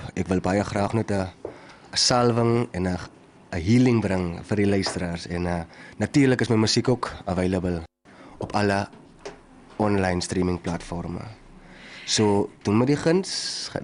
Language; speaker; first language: Afrikaans; native; Afrikaans